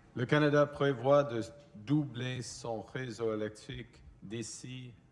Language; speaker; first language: French; non-native, fluent; English